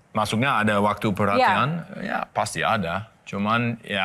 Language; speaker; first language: Indonesian; non-native, learner; English